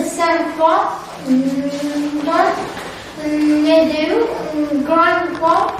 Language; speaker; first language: French; non-native, learner; Russian